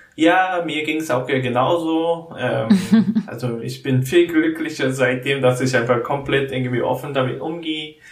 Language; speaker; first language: German; non-native, learner; Korean